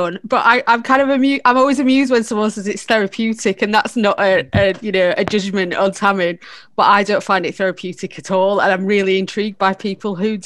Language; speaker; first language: English; native; English